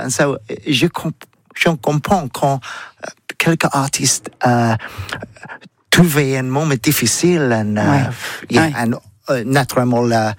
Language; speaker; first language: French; non-native, learner; English